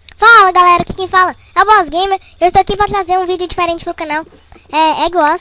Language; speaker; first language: Portuguese; native; Portuguese